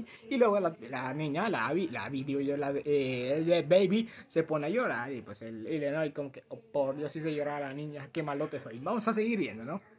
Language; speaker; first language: Spanish; native; Spanish